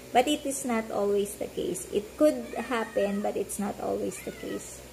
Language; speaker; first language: English; non-native, local second language; Filipino